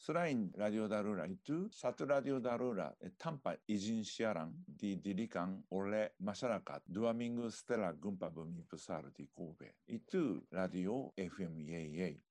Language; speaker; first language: Indonesian; non-native, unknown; Japanese